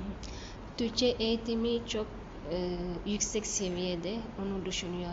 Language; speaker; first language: Turkish; non-native, learner; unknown